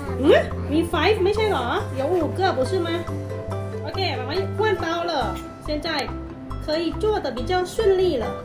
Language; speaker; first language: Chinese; non-native, fluent; Thai